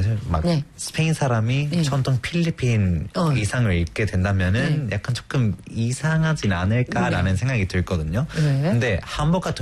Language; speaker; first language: Korean; non-native, fluent; Spanish